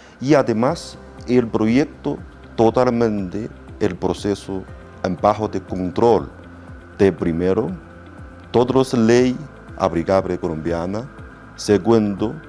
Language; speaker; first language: Spanish; non-native, learner; Chinese